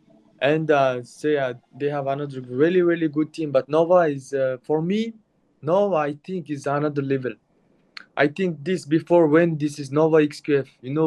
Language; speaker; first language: English; non-native, learner; Mongolian